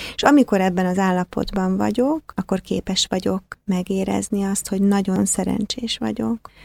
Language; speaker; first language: Hungarian; native; Hungarian